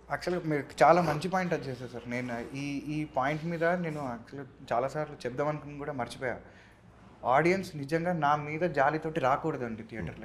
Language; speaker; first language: Telugu; native; Telugu